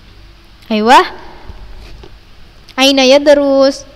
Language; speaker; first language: Arabic; non-native, fluent; Indonesian